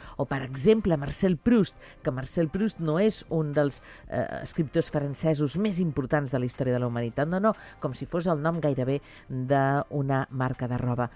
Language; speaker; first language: Catalan; native; Catalan